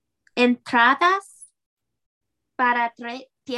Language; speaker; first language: Spanish; non-native, learner; English